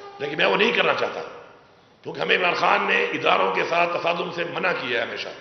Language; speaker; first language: Urdu; non-native, local second language; Pashto